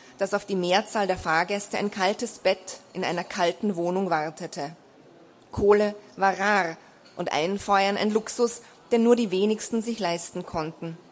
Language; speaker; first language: German; native; German